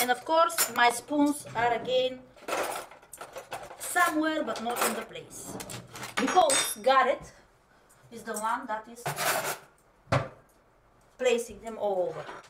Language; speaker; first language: English; non-native, fluent; Bulgarian